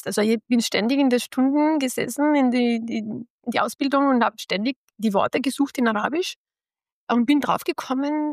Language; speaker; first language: German; non-native, fluent; Arabic